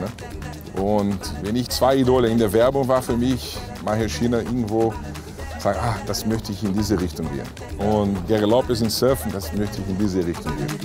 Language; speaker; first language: German; non-native, fluent; Portuguese